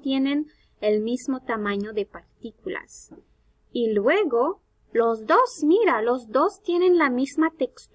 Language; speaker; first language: Spanish; non-native, fluent; English